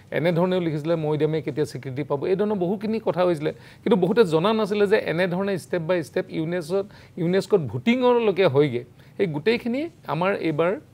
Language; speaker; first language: Assamese; native; Assamese